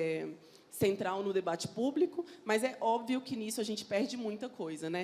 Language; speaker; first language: Portuguese; native; Portuguese